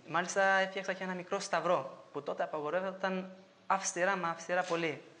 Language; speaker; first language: Greek; non-native, fluent; Albanian